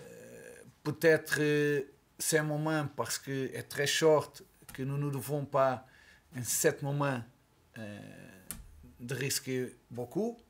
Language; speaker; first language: French; non-native, learner; Portuguese